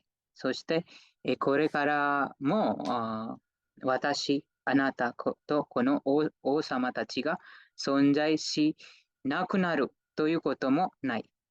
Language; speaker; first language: Japanese; non-native, fluent; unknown